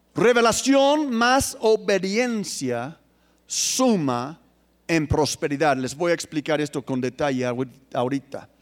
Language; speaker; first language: Spanish; non-native, fluent; English